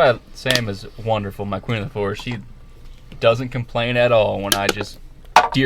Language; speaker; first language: English; native; English